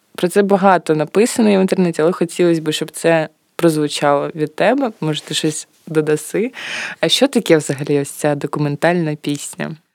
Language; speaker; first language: Ukrainian; native; Ukrainian